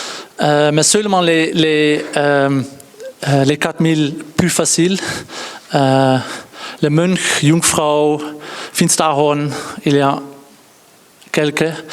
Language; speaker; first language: French; non-native, learner; Dutch